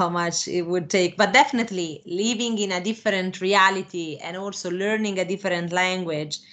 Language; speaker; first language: English; non-native, fluent; Italian